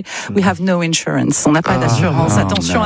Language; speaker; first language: French; native; French